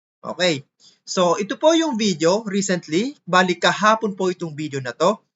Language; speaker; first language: Filipino; native; Filipino